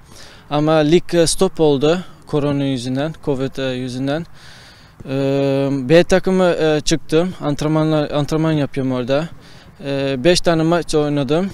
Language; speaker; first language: Turkish; early bilingual, heritage; Turkish